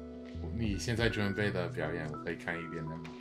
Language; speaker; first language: Chinese; non-native, fluent; English